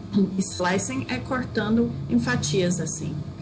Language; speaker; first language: Portuguese; non-native, fluent; English